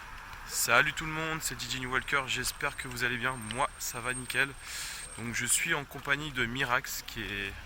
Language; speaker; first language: French; native; French